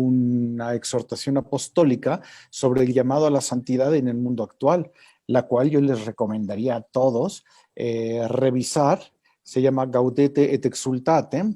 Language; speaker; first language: Spanish; native; Spanish